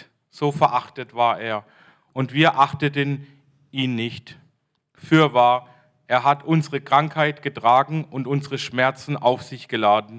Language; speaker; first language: German; native; German